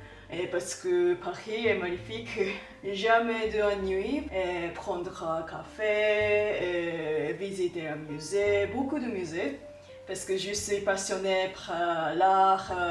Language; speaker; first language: French; non-native, learner; Japanese